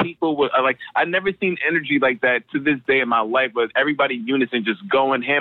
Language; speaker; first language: English; native; English